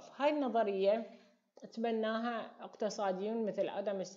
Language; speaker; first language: Arabic; native; Arabic